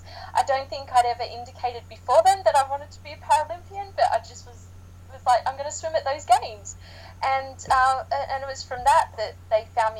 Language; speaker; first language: English; native; English